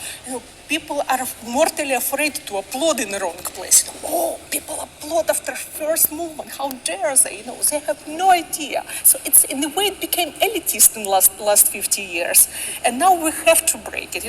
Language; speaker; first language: English; non-native, fluent; Russian